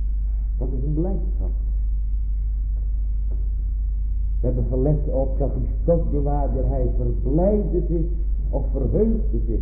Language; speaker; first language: Dutch; native; Dutch